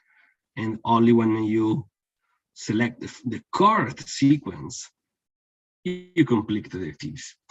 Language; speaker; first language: English; non-native, fluent; Italian